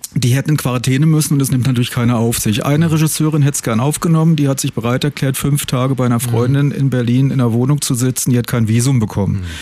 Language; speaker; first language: German; native; German